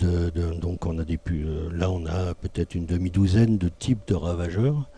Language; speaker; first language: French; native; French